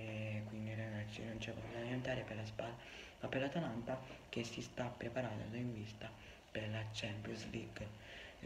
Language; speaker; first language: Italian; native; Italian